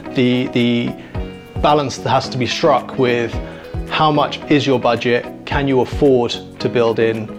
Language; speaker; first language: English; native; English